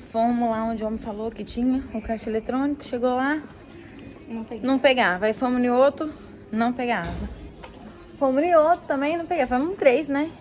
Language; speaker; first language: Portuguese; native; Portuguese